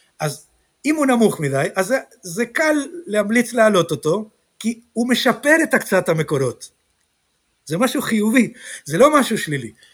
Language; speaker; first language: Hebrew; non-native, fluent; Spanish